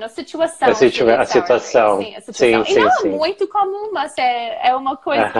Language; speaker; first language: English; native; English